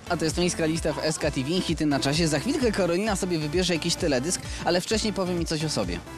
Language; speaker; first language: Polish; native; Polish